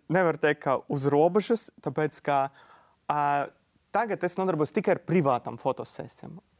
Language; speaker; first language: Latvian; non-native, local second language; Russian